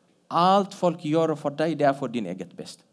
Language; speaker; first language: Norwegian; non-native, fluent; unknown